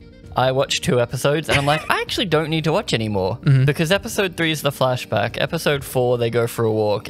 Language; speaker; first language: English; native; English